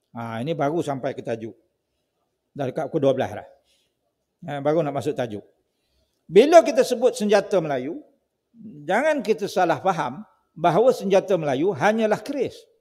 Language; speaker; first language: Malay; native; Malay